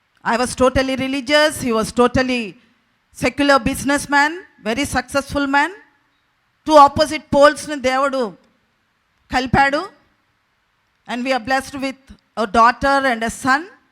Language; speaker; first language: English; non-native, local second language; Telugu